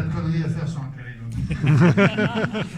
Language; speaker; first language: French; native; French